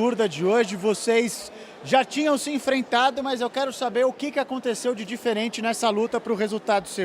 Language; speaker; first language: Portuguese; native; Portuguese